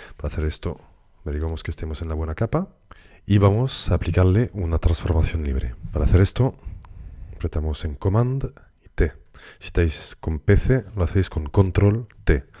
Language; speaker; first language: Spanish; early bilingual, heritage; Spanish